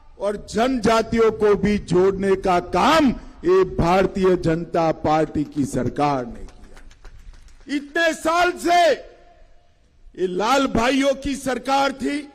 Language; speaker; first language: Hindi; native; Hindi